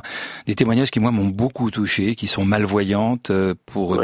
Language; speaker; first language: French; native; French